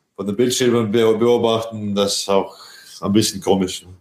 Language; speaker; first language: German; non-native, fluent; Latvian